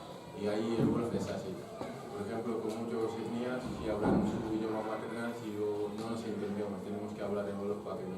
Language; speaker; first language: Spanish; non-native, fluent; Fula